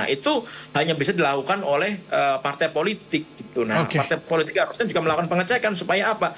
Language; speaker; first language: Indonesian; native; Indonesian